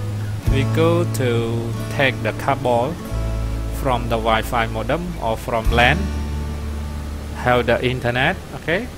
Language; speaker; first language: English; non-native, learner; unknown